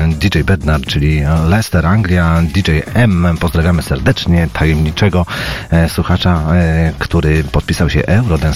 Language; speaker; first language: Polish; native; Polish